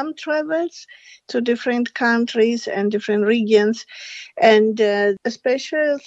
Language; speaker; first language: English; non-native, fluent; Spanish